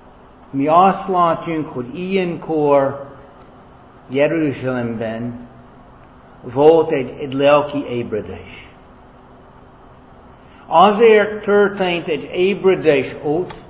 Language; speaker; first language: Hungarian; non-native, fluent; German